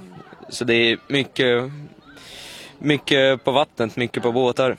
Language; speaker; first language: Swedish; early bilingual, other home language; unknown